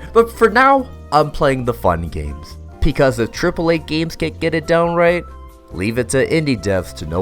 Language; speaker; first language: English; native; English